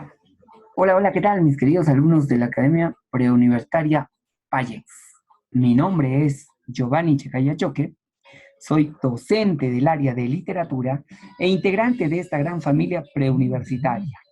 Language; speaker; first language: Spanish; native; Spanish